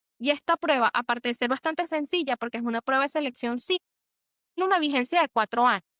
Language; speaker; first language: Spanish; native; Spanish